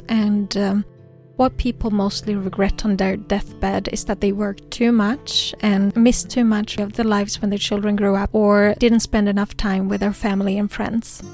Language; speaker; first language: English; non-native, fluent; Swedish